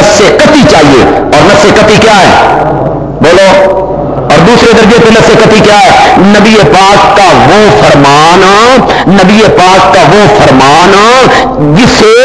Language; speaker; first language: Urdu; non-native, local second language; Punjabi